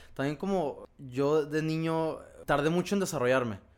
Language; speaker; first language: Spanish; native; Spanish